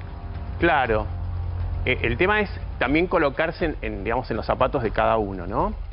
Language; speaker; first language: Spanish; native; Spanish